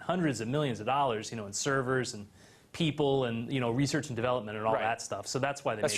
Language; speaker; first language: English; native; English